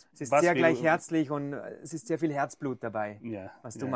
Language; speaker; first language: German; native; German